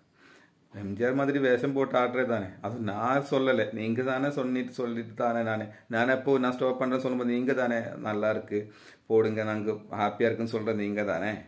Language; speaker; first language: Tamil; non-native, learner; Malayalam